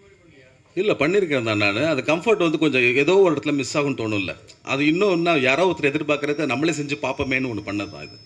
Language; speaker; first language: Tamil; native; Tamil